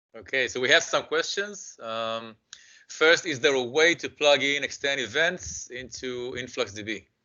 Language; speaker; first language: English; non-native, fluent; Hebrew